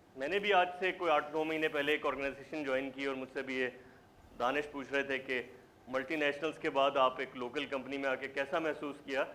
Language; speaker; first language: Urdu; native; Urdu